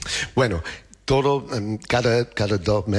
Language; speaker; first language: Spanish; non-native, learner; English